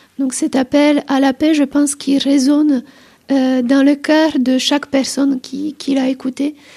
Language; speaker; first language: French; non-native, fluent; Polish